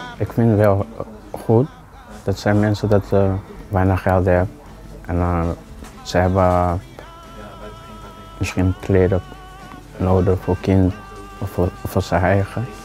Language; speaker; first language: Dutch; non-native, learner; Portuguese